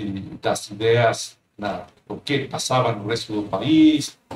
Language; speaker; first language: Portuguese; non-native, fluent; Spanish